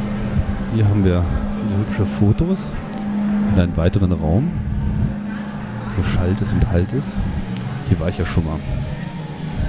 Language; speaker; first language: German; native; German